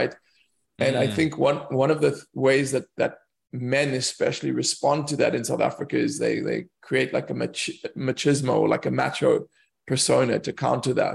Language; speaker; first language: English; native; English